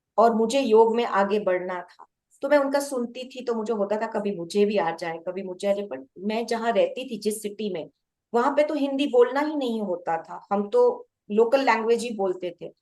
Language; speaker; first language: Hindi; non-native, local second language; Gujarati